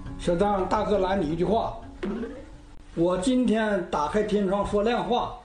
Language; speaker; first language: Chinese; native; Chinese